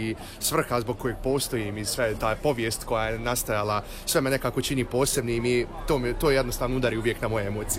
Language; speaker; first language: Serbian; native; Serbian